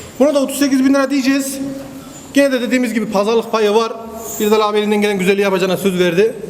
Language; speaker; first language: Turkish; native; Turkish